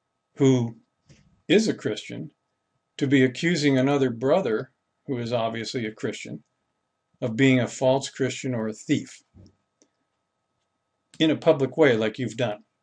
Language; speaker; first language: English; native; English